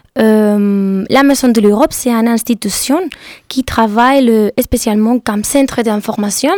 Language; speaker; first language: French; non-native, fluent; Spanish